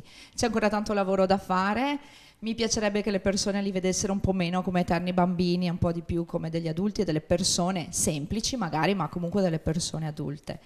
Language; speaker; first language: Italian; native; Italian